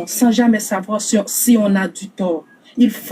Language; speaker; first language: French; non-native, local second language; Haitian Creole